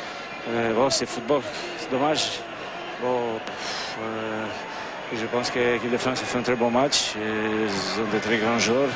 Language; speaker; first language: French; non-native, fluent; Romanian